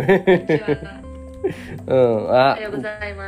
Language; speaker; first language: Japanese; non-native, learner; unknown